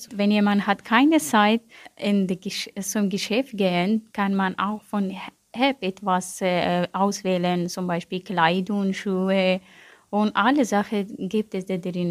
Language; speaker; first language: German; non-native, learner; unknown